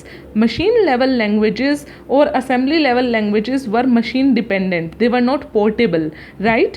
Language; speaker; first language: English; non-native, local second language; Hindi